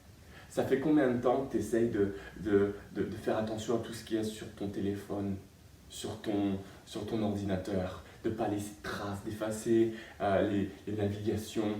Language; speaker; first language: French; native; French